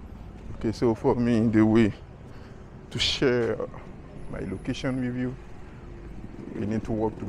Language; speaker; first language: English; non-native, learner; French